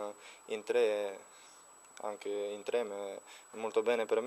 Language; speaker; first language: Italian; non-native, learner; Romanian